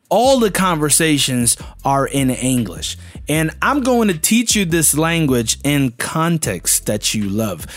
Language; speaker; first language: English; non-native, fluent; Portuguese